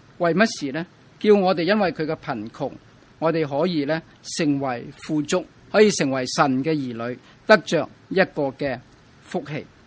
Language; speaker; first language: Chinese; non-native, local second language; Cantonese